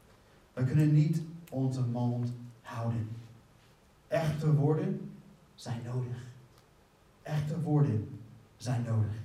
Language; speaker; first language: Dutch; non-native, fluent; English